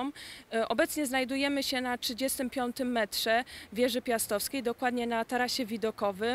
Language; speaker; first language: Polish; native; Polish